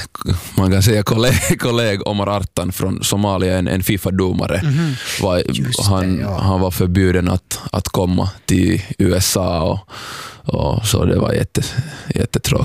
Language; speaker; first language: Swedish; non-native, local second language; Somali